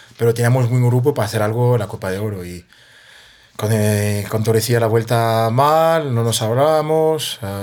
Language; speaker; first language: Spanish; non-native, fluent; French